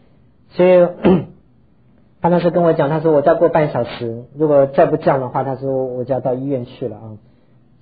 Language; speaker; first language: Chinese; native; Chinese